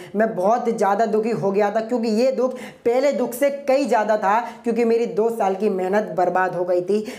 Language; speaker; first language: Hindi; non-native, local second language; Gujarati